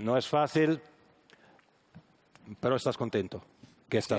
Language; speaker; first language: Spanish; non-native, fluent; Italian